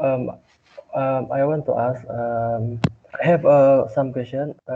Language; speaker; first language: English; non-native, local second language; Malay